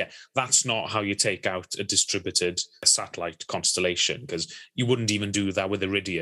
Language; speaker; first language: English; native; English